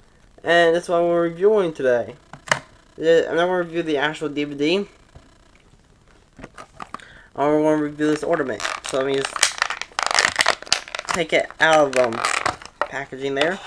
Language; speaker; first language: English; native; English